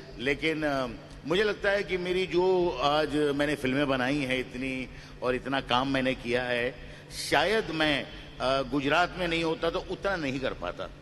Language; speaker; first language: Hindi; native; Hindi